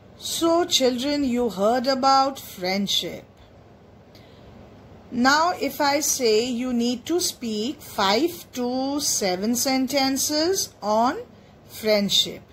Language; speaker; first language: English; non-native, local second language; Hindi